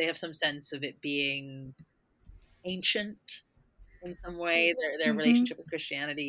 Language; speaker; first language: English; native; English